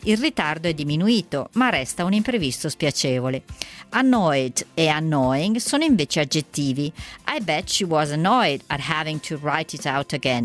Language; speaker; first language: Italian; native; Italian